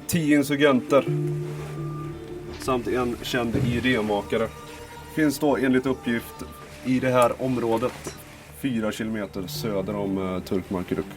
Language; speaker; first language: Swedish; native; Swedish